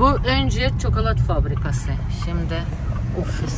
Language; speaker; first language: Turkish; non-native, learner; Russian